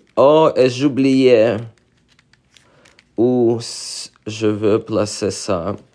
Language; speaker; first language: French; non-native, learner; Russian